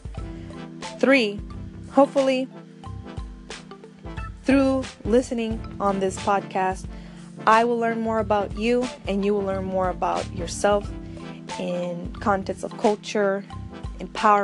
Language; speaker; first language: English; native; English